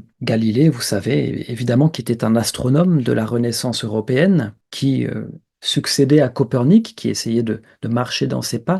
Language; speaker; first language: French; native; French